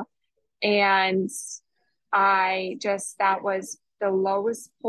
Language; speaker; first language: English; native; English